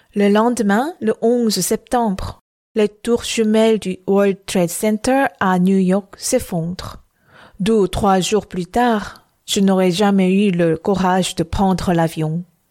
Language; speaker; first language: French; non-native, fluent; Korean